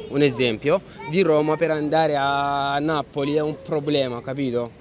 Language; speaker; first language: Italian; non-native, learner; Arabic